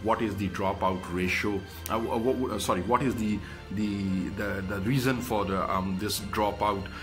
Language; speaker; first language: English; non-native, local second language; Urdu